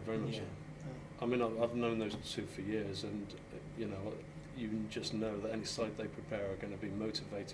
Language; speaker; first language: English; native; English